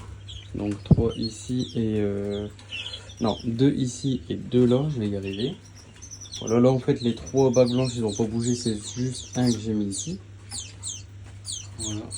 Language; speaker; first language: French; native; French